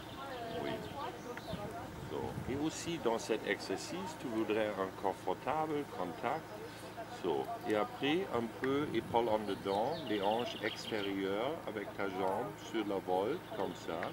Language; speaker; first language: French; non-native, learner; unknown